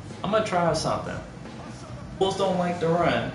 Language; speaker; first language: English; native; English